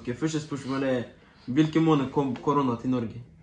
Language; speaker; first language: Norwegian; early bilingual, other home language; Somali